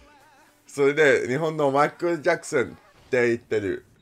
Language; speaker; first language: Japanese; non-native, learner; English